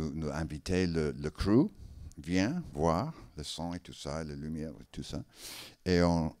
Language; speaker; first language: French; non-native, learner; English